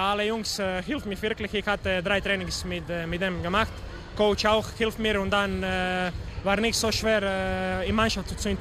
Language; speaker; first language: German; non-native, learner; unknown